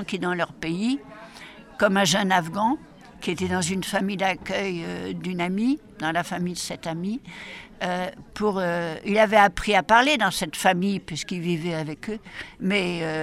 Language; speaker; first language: French; native; French